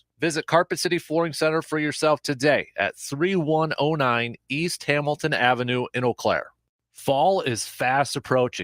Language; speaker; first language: English; native; English